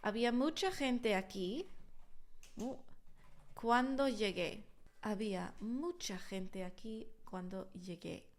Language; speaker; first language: Spanish; non-native, fluent; English